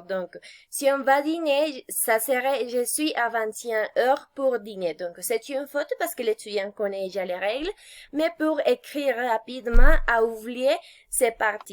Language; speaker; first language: French; non-native, fluent; Spanish